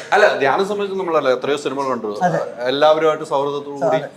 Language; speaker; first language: Malayalam; native; Malayalam